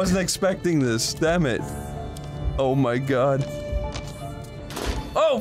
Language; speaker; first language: English; native; English